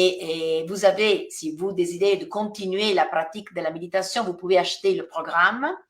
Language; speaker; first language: French; non-native, fluent; Italian